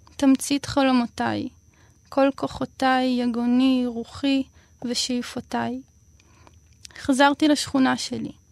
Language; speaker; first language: Hebrew; early bilingual, other home language; Russian